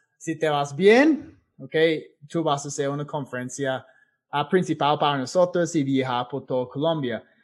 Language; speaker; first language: Spanish; non-native, fluent; English